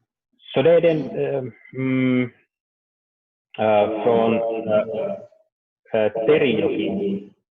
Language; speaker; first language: Swedish; non-native, learner; Finnish